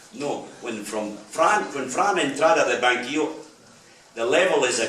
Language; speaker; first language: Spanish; non-native, learner; English